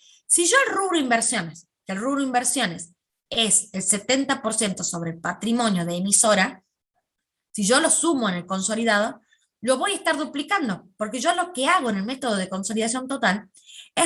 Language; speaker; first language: Spanish; native; Spanish